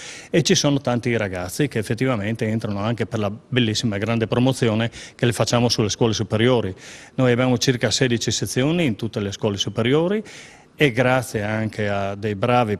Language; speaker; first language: Italian; native; Italian